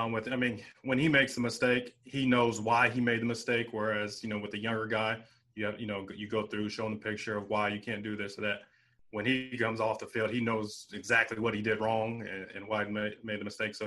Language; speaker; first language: English; native; English